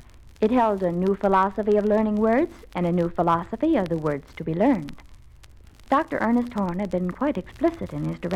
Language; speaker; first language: English; native; English